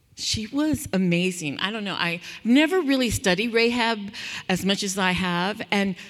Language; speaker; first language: English; native; English